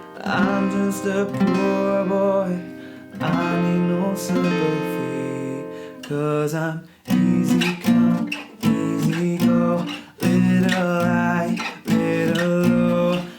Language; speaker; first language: English; native; English